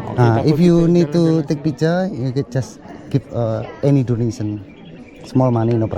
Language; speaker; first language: English; non-native, fluent; Indonesian